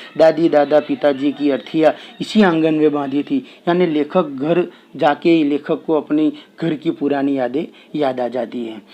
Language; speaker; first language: Hindi; non-native, local second language; Gujarati